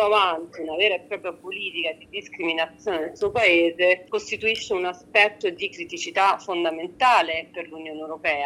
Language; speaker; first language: Italian; native; Italian